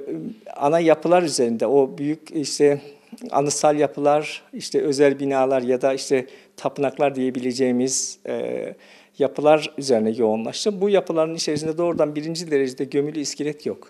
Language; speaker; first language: Turkish; native; Turkish